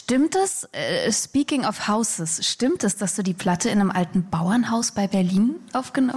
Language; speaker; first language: German; native; German